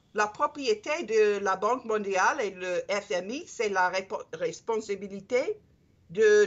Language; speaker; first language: French; non-native, learner; English